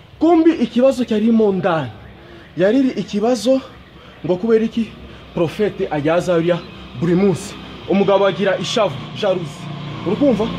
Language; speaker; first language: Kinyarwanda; non-native, fluent; Swahili